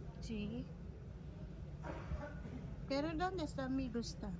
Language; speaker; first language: Spanish; non-native, learner; Filipino